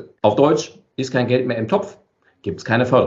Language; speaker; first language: German; native; German